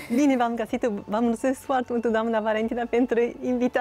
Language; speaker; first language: Romanian; non-native, fluent; Japanese